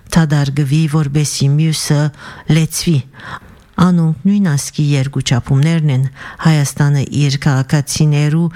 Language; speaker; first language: Armenian; native; Armenian